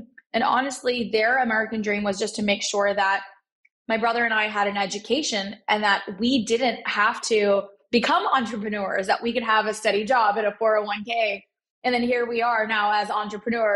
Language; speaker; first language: English; native; English